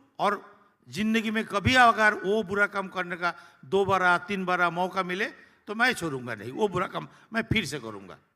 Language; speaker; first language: Hindi; non-native, local second language; Bangla